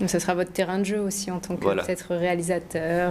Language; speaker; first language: French; native; French